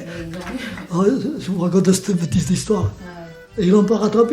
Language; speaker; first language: French; native; French